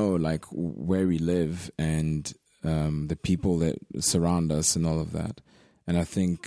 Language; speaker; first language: English; native; English